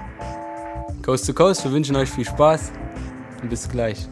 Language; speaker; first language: German; native; German